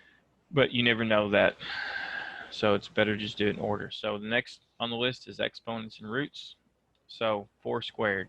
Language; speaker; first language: English; native; English